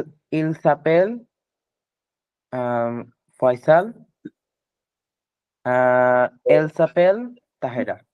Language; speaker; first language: French; non-native, learner; Bangla